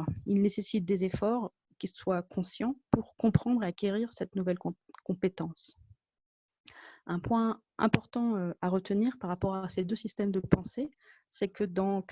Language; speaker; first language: French; native; French